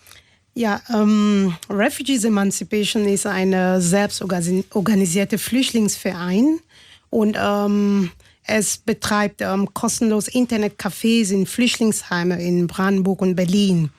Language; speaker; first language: German; non-native, fluent; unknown